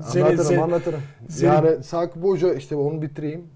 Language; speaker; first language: Turkish; native; Turkish